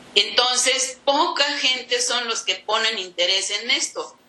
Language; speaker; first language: Spanish; non-native, local second language; Zapotec